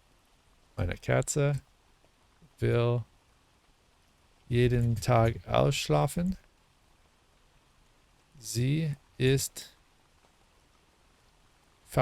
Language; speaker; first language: German; non-native, learner; English